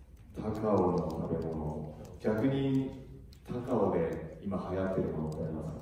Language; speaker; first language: Chinese; non-native, learner; Japanese